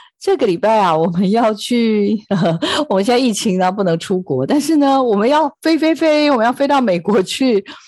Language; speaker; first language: Chinese; native; Chinese